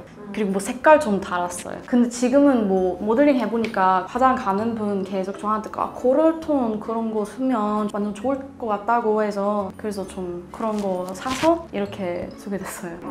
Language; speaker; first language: Korean; non-native, learner; Swedish